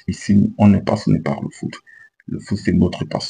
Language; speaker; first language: French; native; French